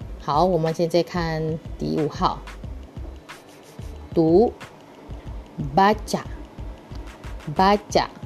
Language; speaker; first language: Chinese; early bilingual, heritage; Chinese